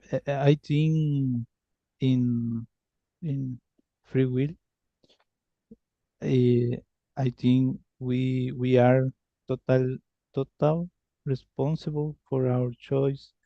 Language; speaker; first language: English; non-native, learner; Spanish